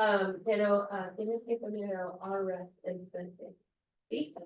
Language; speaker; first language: Spanish; non-native, learner; English